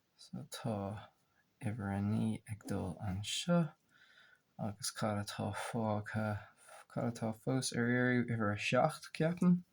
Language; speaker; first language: Irish; native; Irish